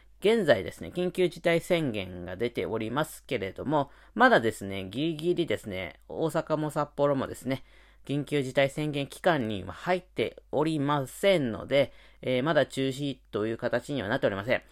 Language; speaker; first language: Japanese; native; Japanese